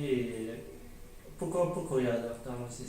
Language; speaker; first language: Spanish; non-native, learner; Arabic